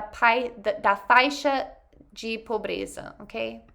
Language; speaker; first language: Portuguese; non-native, fluent; English